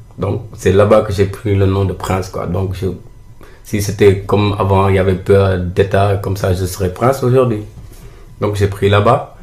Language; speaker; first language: French; non-native, local second language; Wolof